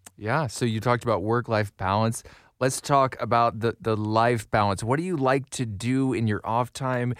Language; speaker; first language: English; native; English